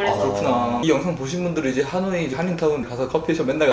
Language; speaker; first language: Korean; native; Korean